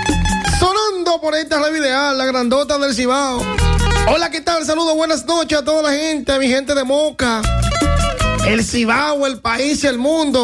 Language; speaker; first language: Spanish; native; Spanish